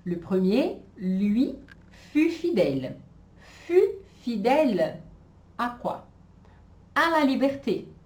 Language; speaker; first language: French; non-native, fluent; Portuguese